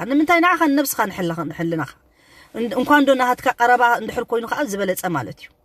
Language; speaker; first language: Tigrinya; native; Tigrinya